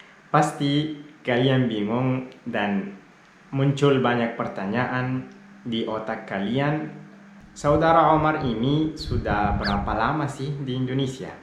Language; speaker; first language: Indonesian; non-native, fluent; Arabic